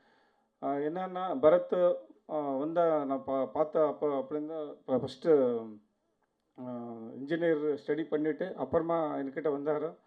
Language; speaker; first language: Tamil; non-native, learner; Kannada